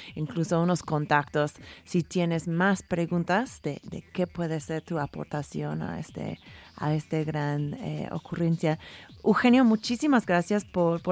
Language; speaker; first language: Spanish; non-native, fluent; English